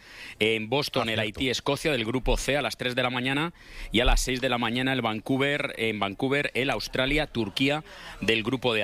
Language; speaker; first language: Spanish; native; Spanish